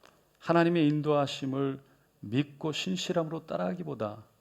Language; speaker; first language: Korean; native; Korean